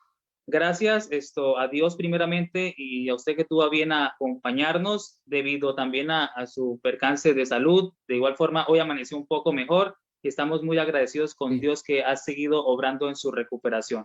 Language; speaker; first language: Spanish; native; Spanish